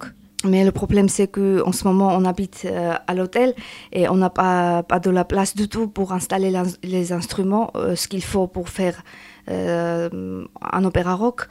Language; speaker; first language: French; non-native, learner; Georgian